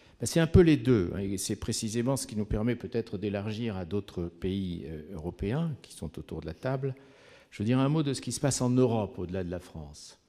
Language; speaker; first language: French; native; French